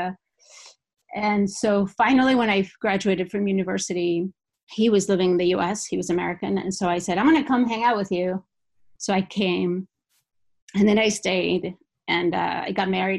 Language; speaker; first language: English; non-native, fluent; Spanish